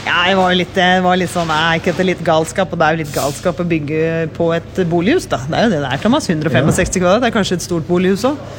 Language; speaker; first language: Norwegian; native; Norwegian